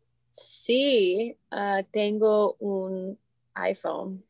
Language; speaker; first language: Spanish; non-native, learner; English